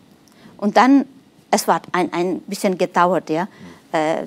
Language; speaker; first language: German; non-native, fluent; Nepali